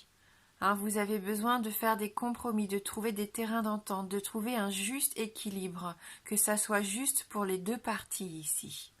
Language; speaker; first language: French; native; French